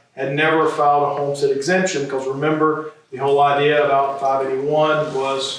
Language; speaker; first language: English; native; English